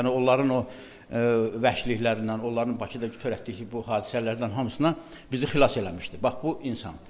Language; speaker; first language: Azerbaijani; native; Azerbaijani